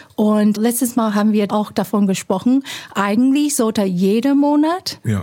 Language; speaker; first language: German; non-native, fluent; Chinese